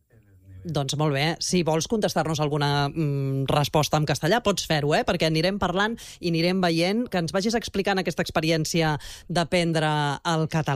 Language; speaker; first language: Catalan; native; Catalan